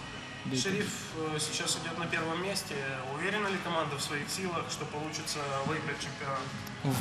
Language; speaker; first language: Russian; native; Russian